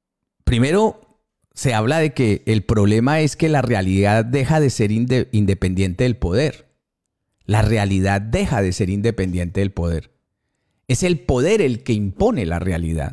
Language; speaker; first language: Spanish; native; Spanish